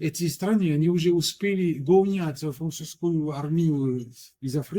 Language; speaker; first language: Russian; non-native, learner; French